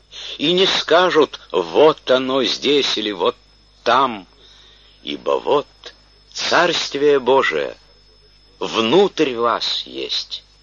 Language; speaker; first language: Russian; native; Russian